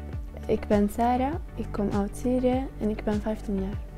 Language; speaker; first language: Dutch; non-native, learner; Arabic